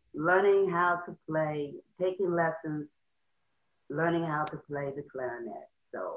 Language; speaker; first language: English; native; English